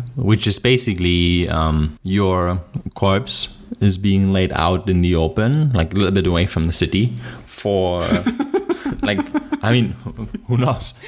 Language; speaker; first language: English; non-native, fluent; German